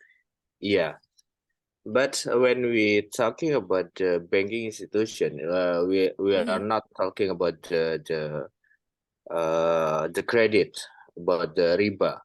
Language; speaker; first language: English; non-native, fluent; Indonesian